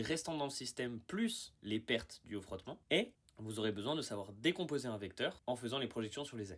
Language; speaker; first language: French; native; French